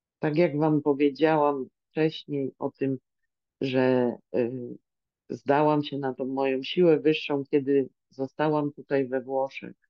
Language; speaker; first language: Polish; native; Polish